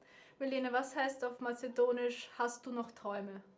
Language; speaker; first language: German; native; German